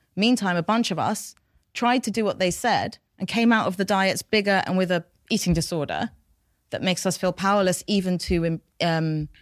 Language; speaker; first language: English; non-native, local second language; Persian